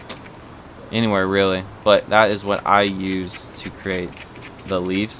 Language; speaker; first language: English; native; English